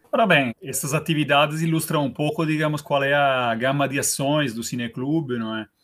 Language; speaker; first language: Portuguese; non-native, fluent; Italian